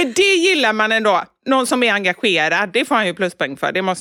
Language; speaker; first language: Swedish; native; Swedish